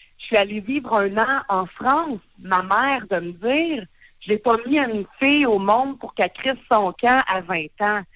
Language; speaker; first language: French; native; French